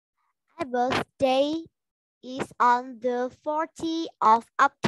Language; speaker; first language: English; non-native, learner; Vietnamese